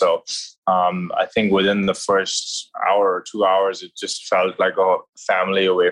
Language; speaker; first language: English; non-native, local second language; Hindi